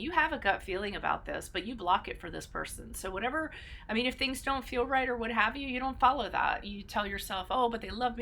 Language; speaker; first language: English; native; English